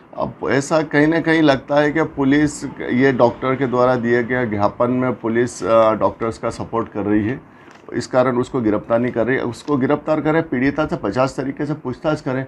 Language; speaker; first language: Hindi; native; Hindi